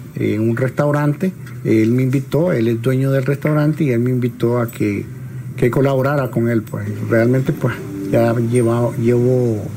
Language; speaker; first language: Spanish; native; Spanish